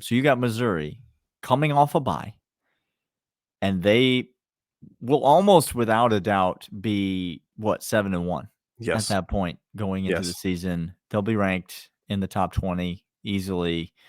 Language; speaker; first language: English; native; English